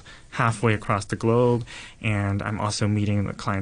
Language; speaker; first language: English; native; English